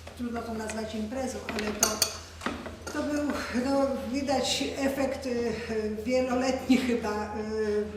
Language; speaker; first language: Polish; native; Polish